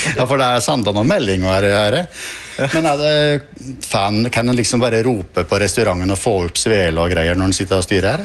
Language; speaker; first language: Norwegian; native; Norwegian